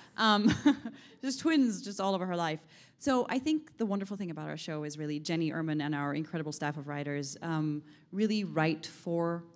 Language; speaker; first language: English; non-native, fluent; Hebrew